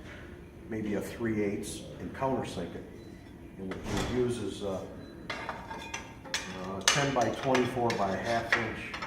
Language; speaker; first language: English; native; English